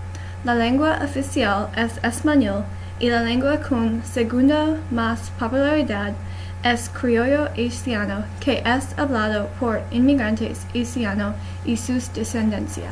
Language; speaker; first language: Spanish; non-native, learner; English